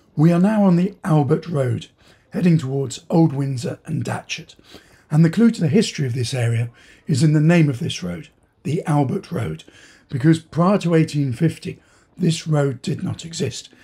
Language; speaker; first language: English; native; English